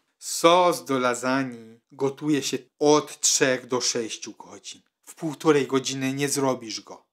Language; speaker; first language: Polish; non-native, fluent; Italian